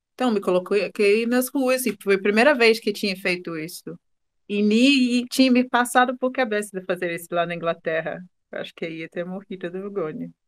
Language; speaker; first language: Portuguese; non-native, fluent; English